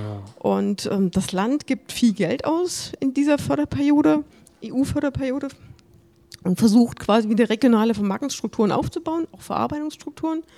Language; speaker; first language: German; native; German